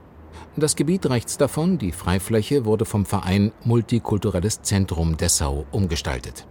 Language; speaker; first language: German; native; German